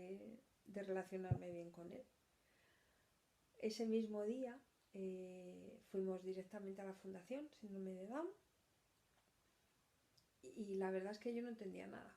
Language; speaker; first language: Spanish; native; Spanish